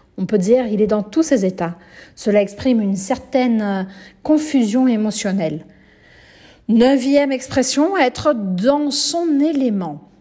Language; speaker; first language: French; non-native, fluent; Portuguese